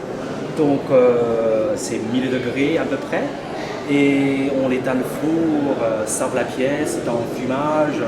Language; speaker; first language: French; non-native, learner; Chinese